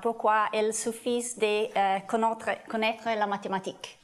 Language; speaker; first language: French; non-native, learner; Italian